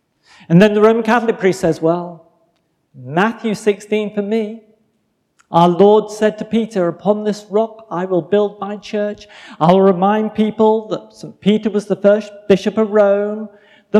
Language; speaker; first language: English; native; English